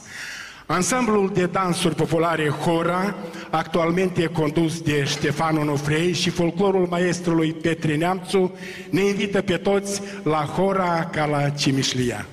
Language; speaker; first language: Romanian; native; Romanian